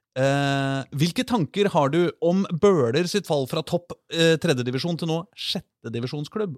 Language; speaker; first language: Norwegian; native; Norwegian